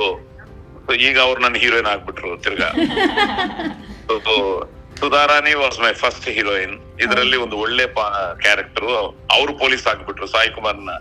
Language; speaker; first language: Kannada; non-native, local second language; Telugu